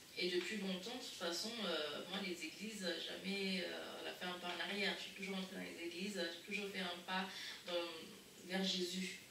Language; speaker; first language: French; early bilingual, other home language; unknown